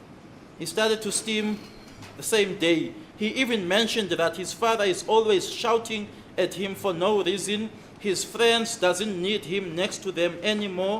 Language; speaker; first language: English; non-native, local second language; Zulu